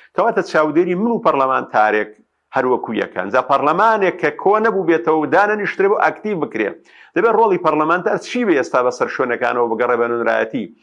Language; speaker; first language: Central Kurdish; native; Central Kurdish